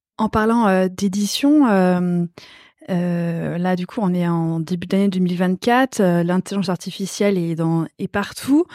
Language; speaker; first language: French; native; French